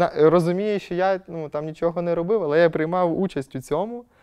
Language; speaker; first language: Ukrainian; native; Ukrainian